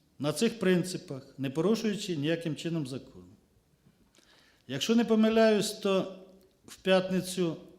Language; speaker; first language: Ukrainian; native; Ukrainian